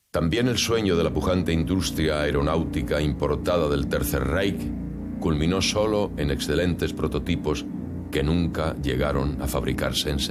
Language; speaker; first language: Spanish; native; Spanish